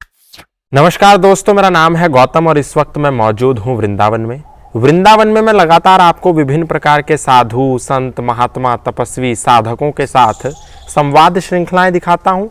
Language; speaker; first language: Hindi; native; Hindi